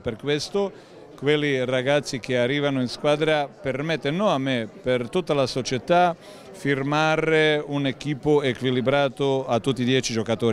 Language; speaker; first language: Italian; non-native, learner; Croatian